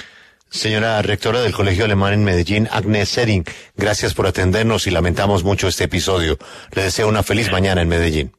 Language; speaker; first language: Spanish; native; Spanish